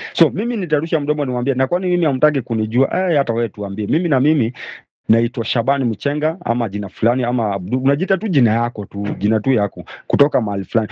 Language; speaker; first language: Swahili; native; Swahili